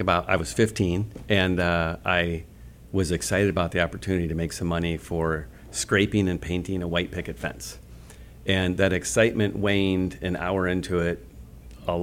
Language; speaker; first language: English; native; English